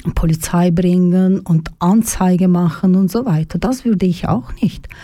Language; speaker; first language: German; non-native, learner; Turkish